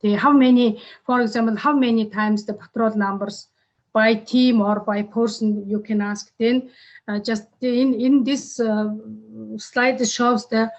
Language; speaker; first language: English; non-native, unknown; Mongolian